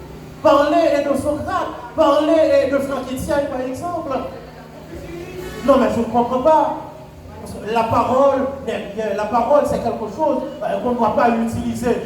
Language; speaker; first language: French; non-native, local second language; Haitian Creole